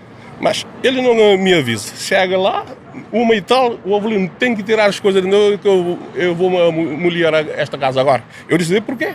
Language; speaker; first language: Portuguese; non-native, local second language; Kabuverdianu